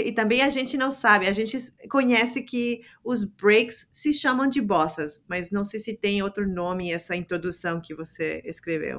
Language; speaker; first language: Portuguese; non-native, fluent; English